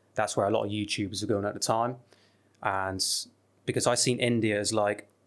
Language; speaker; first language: English; native; English